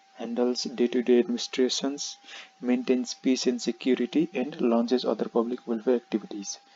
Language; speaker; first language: English; non-native, local second language; Nepali